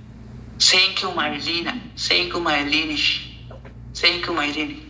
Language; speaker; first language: English; non-native, learner; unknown